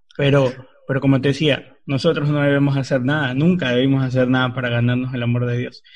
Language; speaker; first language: Spanish; native; Spanish